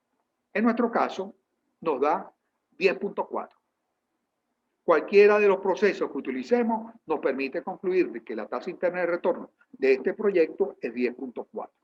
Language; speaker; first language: Spanish; native; Spanish